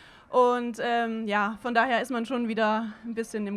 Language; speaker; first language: German; native; German